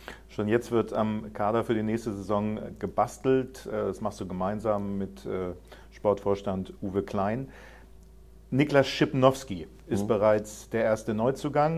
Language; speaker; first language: German; native; German